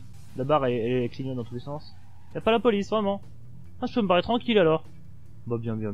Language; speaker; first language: French; native; French